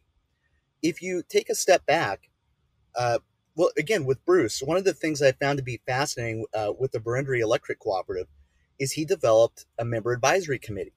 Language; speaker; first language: English; native; English